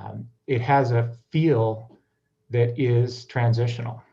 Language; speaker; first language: English; native; English